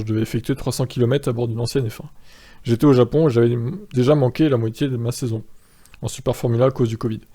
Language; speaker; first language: French; native; French